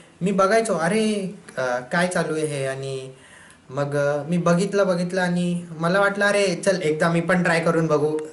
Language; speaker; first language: Marathi; non-native, local second language; Hindi